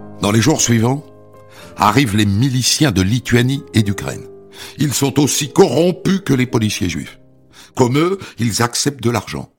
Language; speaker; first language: French; native; French